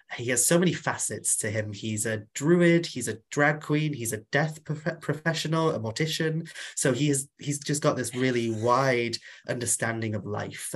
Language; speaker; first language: English; non-native, local second language; Welsh